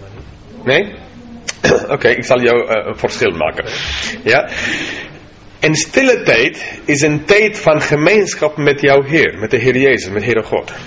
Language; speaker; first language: Dutch; non-native, fluent; English